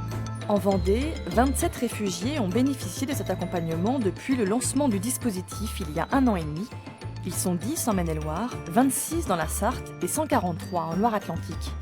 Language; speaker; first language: French; native; French